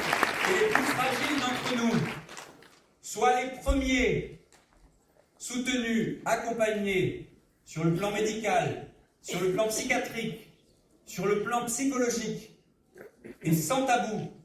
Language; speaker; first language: French; native; French